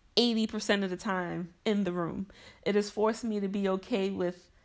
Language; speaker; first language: English; native; English